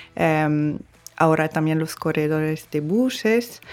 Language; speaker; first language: Spanish; non-native, fluent; French